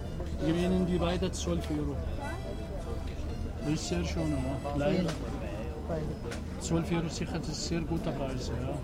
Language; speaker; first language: German; non-native, learner; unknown